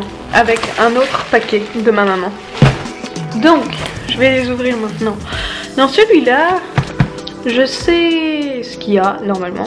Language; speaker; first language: French; native; French